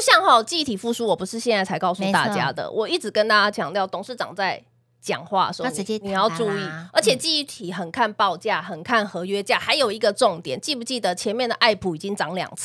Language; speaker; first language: Chinese; native; Chinese